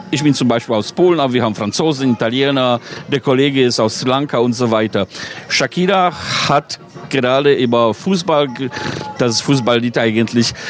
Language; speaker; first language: German; non-native, fluent; Polish